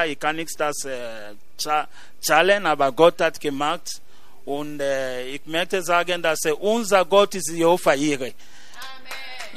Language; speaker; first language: German; non-native, learner; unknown